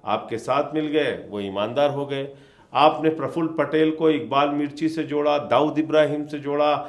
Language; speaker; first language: Hindi; native; Hindi